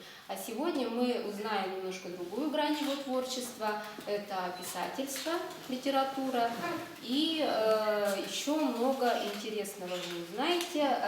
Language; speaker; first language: Russian; native; Russian